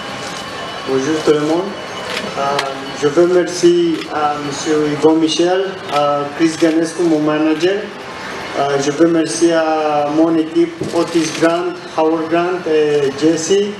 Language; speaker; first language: French; non-native, learner; Romanian